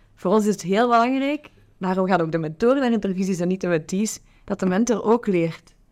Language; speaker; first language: Dutch; native; Dutch